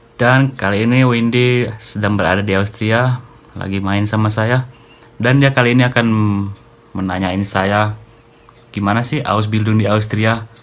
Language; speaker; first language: Indonesian; native; Indonesian